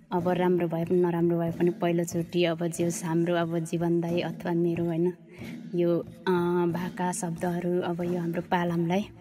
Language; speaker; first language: Nepali; non-native, local second language; Limbu